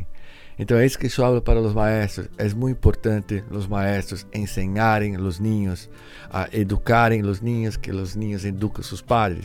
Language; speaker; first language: Spanish; non-native, learner; Portuguese